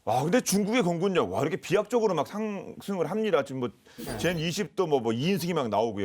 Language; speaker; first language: Korean; native; Korean